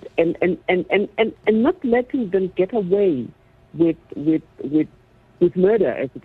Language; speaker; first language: English; non-native, local second language; Zulu